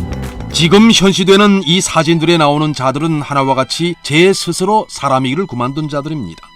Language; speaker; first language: Korean; native; Korean